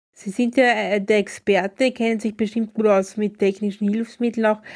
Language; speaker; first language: German; native; German